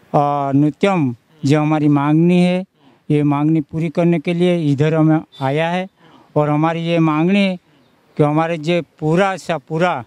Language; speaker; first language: Hindi; non-native, local second language; Gujarati